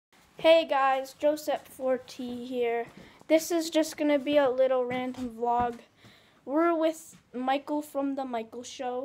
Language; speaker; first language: English; native; English